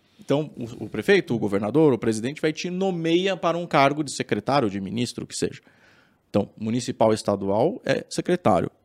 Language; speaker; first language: Portuguese; native; Portuguese